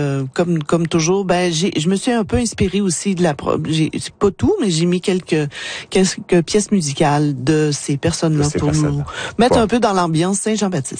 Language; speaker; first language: French; native; French